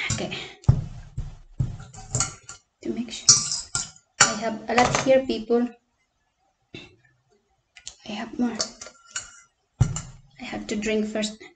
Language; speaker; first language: English; non-native, local second language; Cebuano